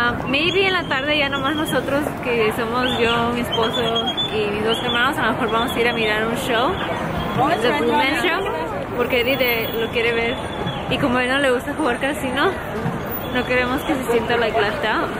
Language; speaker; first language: Spanish; early bilingual, heritage; Spanish